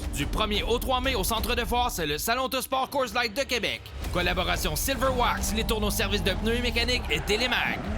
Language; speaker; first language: French; native; French